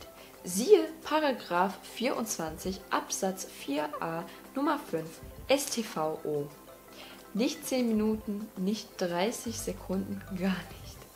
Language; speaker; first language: German; non-native, fluent; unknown